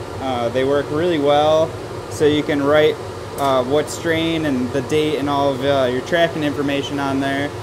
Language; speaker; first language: English; native; English